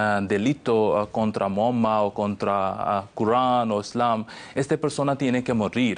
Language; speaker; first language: Spanish; non-native, fluent; Urdu